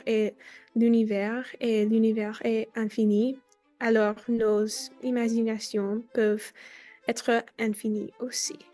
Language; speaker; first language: French; non-native, learner; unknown